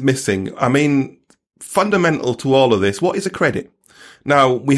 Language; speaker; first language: English; native; English